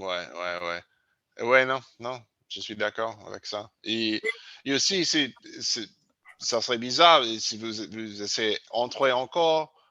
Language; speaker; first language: French; non-native, learner; English